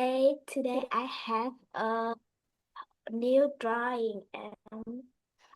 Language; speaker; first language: English; non-native, learner; Vietnamese